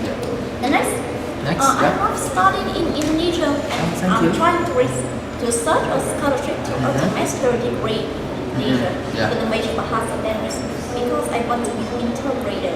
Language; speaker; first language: English; non-native, fluent; Vietnamese